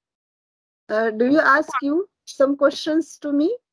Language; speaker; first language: English; non-native, learner; Marathi